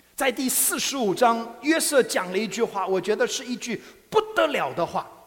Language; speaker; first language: Chinese; non-native, fluent; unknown